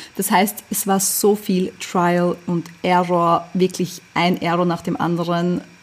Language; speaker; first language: German; early bilingual, other home language; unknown